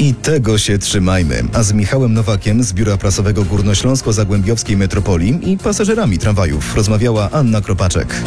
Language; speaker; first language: Polish; native; Polish